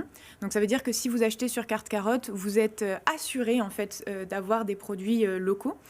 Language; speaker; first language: French; native; French